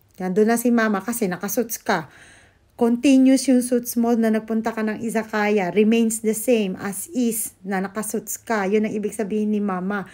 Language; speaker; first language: Filipino; native; Filipino